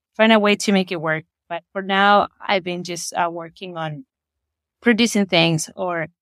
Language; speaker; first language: English; non-native, fluent; Spanish